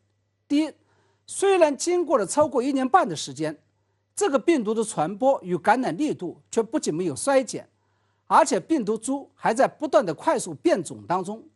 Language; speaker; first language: Chinese; native; Chinese